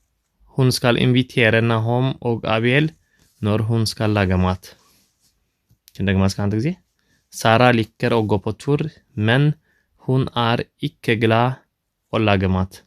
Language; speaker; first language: Norwegian; non-native, learner; Tigrinya